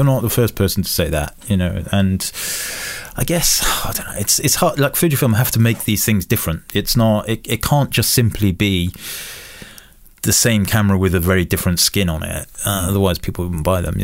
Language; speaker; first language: English; native; English